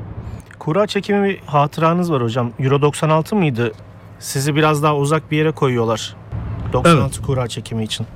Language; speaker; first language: Turkish; native; Turkish